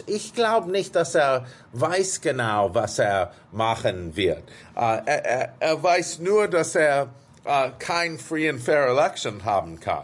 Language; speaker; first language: German; non-native, fluent; English